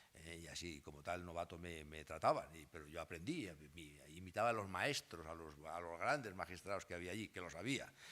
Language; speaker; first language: Spanish; native; Spanish